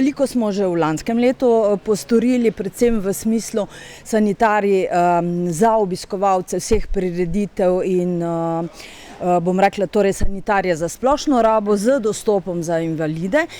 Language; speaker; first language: Slovenian; native; Slovenian